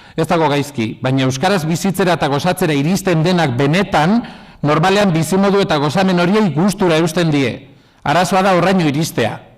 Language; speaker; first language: Basque; non-native, local second language; Spanish